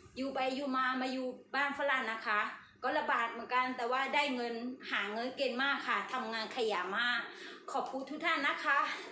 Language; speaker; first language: Thai; non-native, learner; Burmese